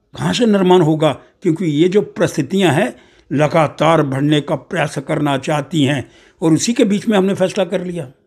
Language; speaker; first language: Hindi; non-native, local second language; Dogri